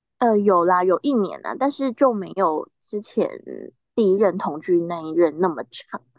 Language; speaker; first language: Chinese; native; Chinese